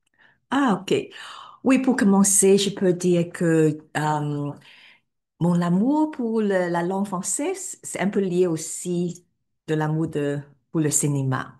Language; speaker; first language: French; non-native, fluent; Cantonese